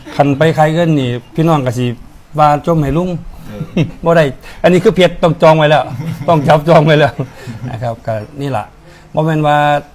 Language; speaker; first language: Thai; native; Thai